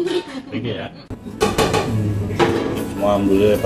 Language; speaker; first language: Indonesian; native; Indonesian